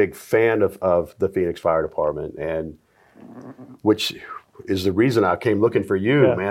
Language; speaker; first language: English; native; English